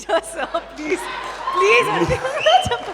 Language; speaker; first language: Telugu; non-native, fluent; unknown